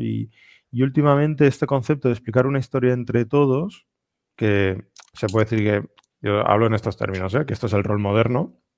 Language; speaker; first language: Spanish; native; Spanish